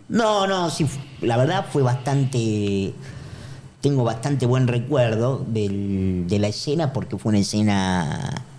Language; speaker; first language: Spanish; native; Spanish